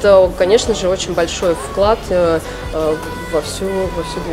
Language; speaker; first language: Russian; native; Russian